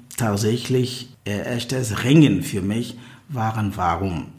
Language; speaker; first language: German; non-native, fluent; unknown